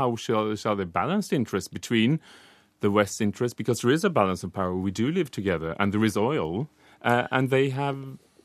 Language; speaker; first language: English; non-native, fluent; Norwegian